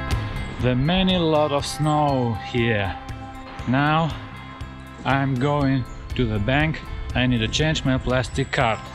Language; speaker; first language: English; non-native, learner; Russian